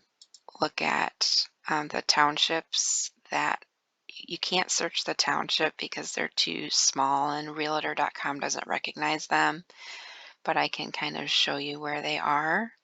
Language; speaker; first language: English; native; English